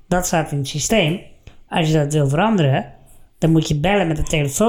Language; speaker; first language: Dutch; native; Dutch